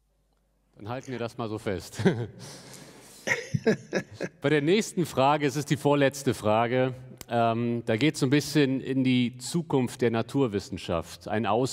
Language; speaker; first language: German; native; German